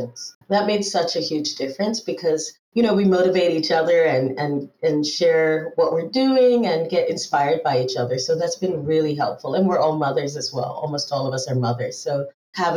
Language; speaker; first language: English; native; English